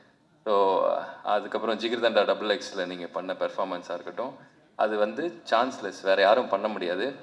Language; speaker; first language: Tamil; native; Tamil